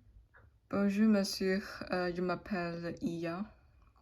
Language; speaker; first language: French; non-native, learner; Chinese